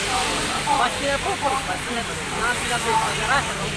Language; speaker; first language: Indonesian; non-native, learner; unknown